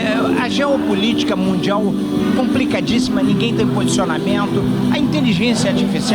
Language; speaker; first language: Portuguese; native; Portuguese